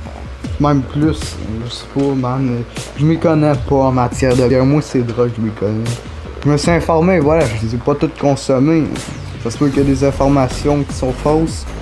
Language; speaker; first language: French; native; French